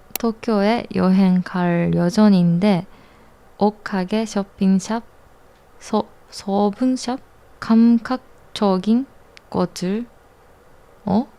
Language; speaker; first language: Korean; non-native, learner; Japanese